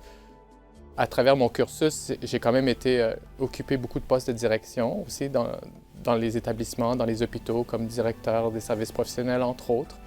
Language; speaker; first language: French; native; French